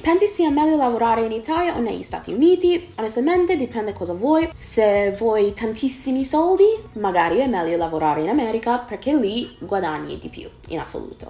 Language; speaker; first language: Italian; non-native, fluent; English